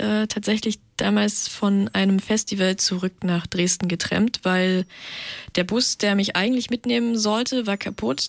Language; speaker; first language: German; native; German